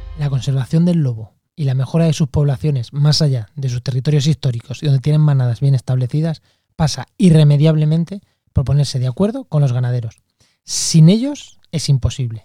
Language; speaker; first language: Spanish; native; Spanish